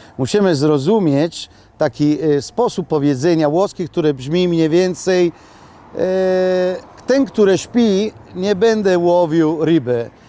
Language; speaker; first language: Polish; non-native, fluent; Italian